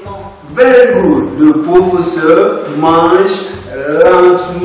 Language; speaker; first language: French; non-native, fluent; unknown